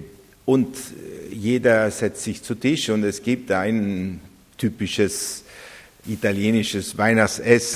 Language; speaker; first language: German; non-native, fluent; Italian